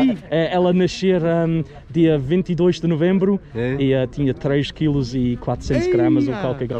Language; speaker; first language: Portuguese; native; Portuguese